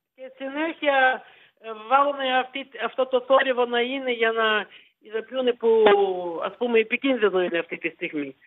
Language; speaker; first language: Greek; early bilingual, heritage; Ukrainian